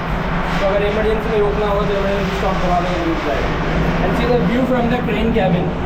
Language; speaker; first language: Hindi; native; Hindi